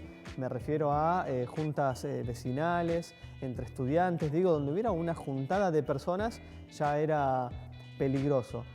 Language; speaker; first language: Spanish; native; Spanish